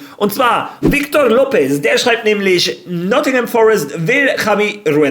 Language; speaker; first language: German; native; German